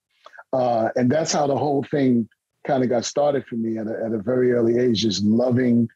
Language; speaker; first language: English; native; English